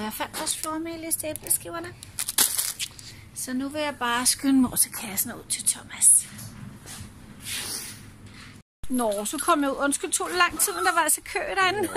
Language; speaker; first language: Danish; native; Danish